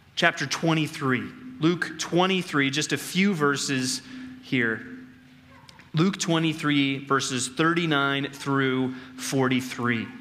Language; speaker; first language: English; native; English